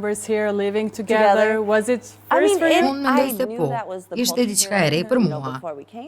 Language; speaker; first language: Albanian; non-native, fluent; English